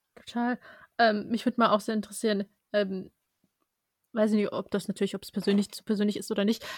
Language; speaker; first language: German; early bilingual, other home language; Russian